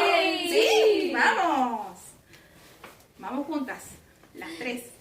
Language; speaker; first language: Spanish; native; Spanish